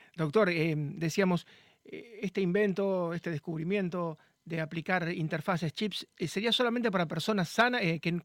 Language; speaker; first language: Spanish; native; Spanish